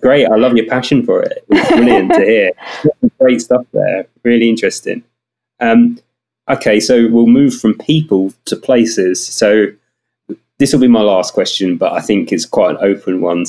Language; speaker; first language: English; native; English